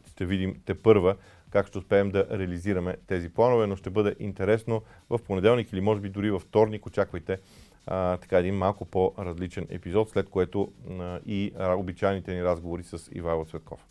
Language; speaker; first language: Bulgarian; native; Bulgarian